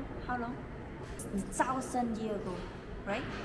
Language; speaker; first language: English; non-native, learner; Khmer